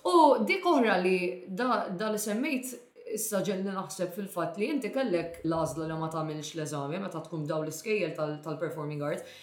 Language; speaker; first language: Maltese; native; Maltese